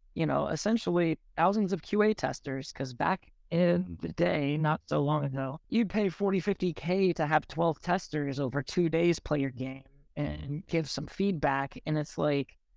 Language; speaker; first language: English; native; English